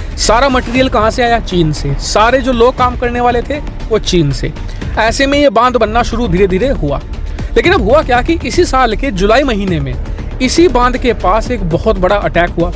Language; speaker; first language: Hindi; native; Hindi